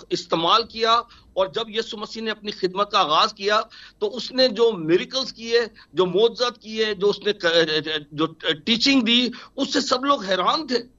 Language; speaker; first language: Urdu; non-native, local second language; Punjabi